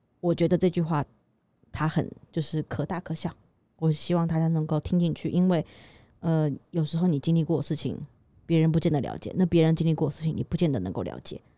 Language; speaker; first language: Chinese; native; Chinese